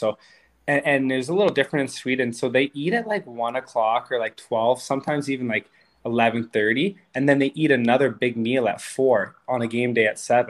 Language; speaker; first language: English; native; English